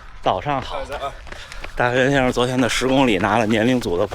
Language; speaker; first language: Chinese; native; Chinese